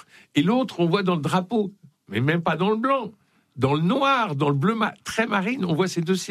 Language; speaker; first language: French; native; French